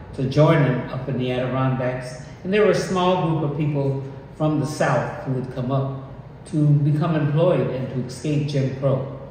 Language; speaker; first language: English; native; English